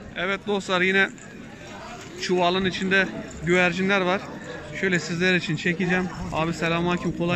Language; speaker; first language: Turkish; native; Turkish